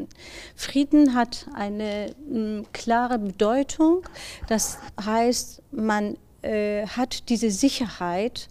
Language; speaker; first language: German; non-native, fluent; Persian